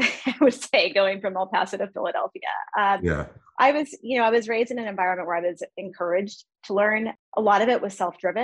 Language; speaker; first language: English; early bilingual, other home language; Spanish